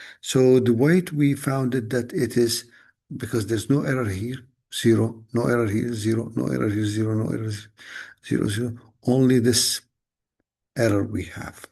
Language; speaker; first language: English; non-native, fluent; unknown